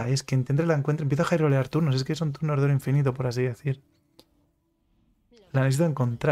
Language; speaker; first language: Spanish; native; Spanish